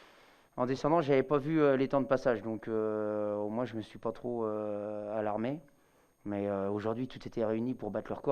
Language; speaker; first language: French; native; French